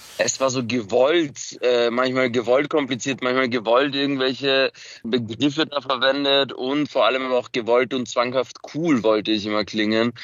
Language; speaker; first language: German; early bilingual, other home language; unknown